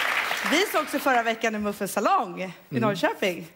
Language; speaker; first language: Swedish; native; Swedish